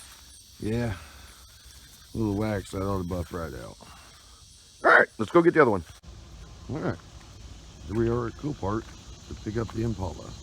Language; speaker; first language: English; native; English